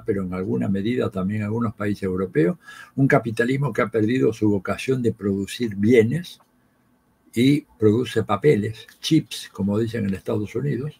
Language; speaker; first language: Spanish; native; Spanish